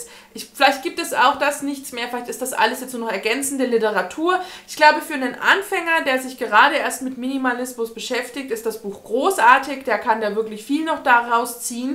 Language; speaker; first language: German; native; German